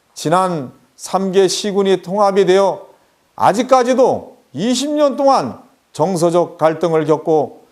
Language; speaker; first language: Korean; native; Korean